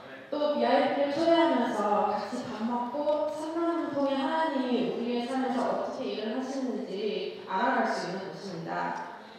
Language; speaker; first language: Korean; early bilingual, heritage; Korean